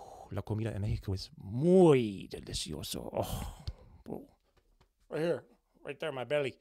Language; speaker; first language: Spanish; non-native, learner; English